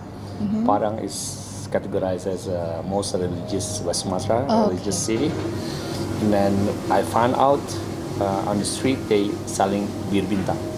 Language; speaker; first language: English; non-native, learner; Indonesian